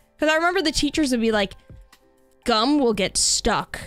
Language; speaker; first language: English; native; English